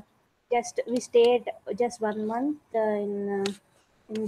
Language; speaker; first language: English; non-native, local second language; Telugu